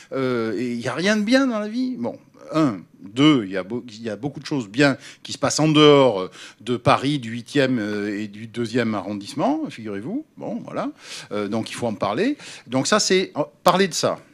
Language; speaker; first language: French; native; French